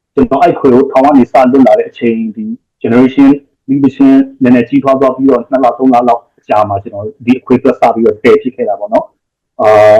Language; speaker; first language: Burmese; native; Burmese